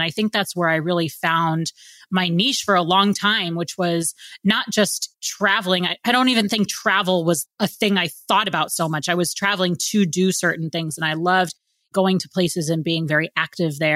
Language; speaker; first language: English; native; English